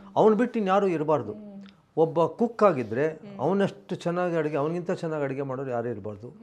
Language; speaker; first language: Kannada; native; Kannada